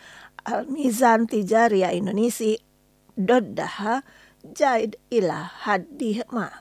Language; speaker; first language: Arabic; non-native, learner; Indonesian